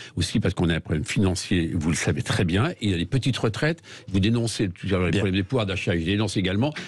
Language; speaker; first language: French; native; French